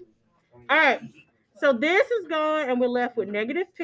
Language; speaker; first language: English; native; English